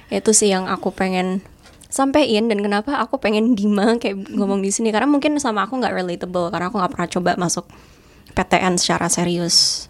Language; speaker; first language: Indonesian; native; Indonesian